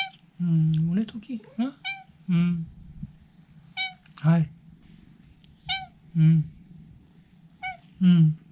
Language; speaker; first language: Japanese; native; Japanese